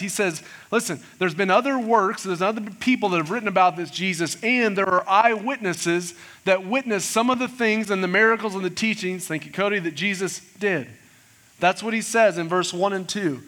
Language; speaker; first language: English; native; English